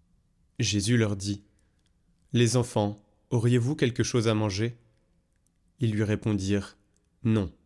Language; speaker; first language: French; native; French